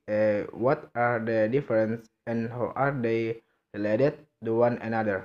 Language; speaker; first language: English; non-native, learner; Indonesian